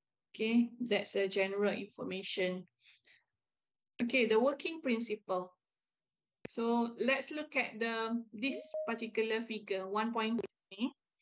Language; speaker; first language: English; non-native, local second language; Malay